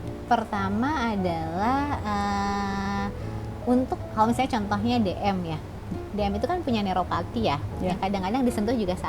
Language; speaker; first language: Indonesian; native; Indonesian